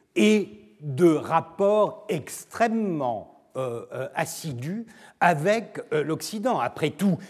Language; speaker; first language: French; non-native, fluent; Turkish